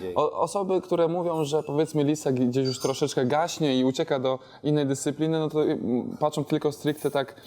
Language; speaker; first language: Polish; native; Polish